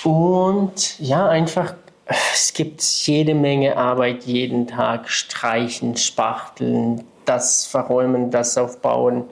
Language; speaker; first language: German; non-native, fluent; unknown